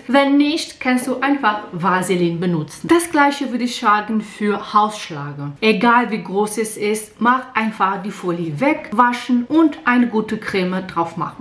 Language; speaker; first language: German; non-native, learner; Portuguese